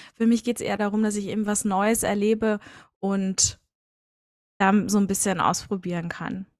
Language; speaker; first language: German; native; German